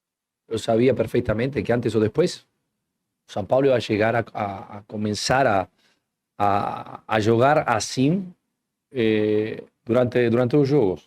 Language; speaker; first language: Portuguese; non-native, fluent; Spanish